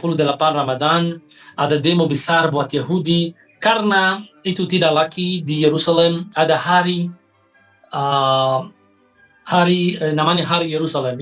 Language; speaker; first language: Indonesian; non-native, fluent; Arabic